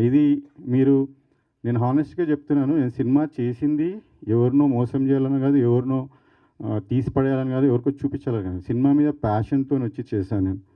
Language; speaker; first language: Telugu; native; Telugu